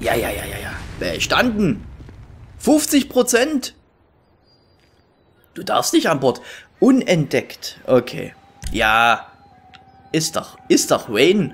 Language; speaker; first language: German; native; German